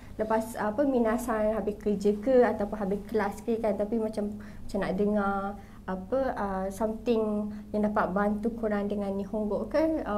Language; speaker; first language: Malay; native; Malay